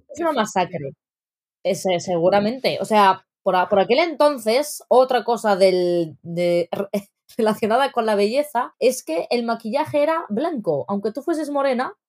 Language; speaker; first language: Spanish; early bilingual, other home language; Arabic